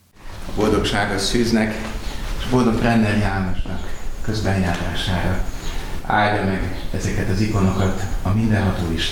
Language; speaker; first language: Hungarian; native; Hungarian